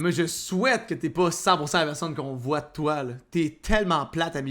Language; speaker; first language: French; native; French